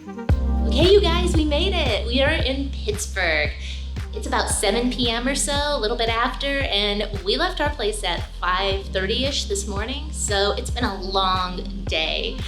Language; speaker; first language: English; native; English